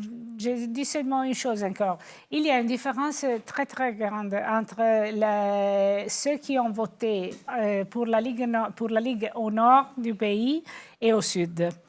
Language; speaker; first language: French; non-native, fluent; Italian